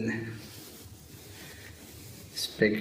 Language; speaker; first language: English; non-native, learner; Spanish